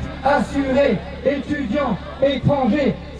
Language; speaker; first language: French; native; French